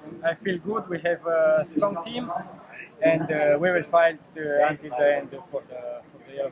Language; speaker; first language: English; non-native, learner; Romanian